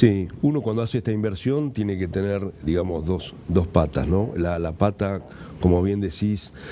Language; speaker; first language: Spanish; native; Spanish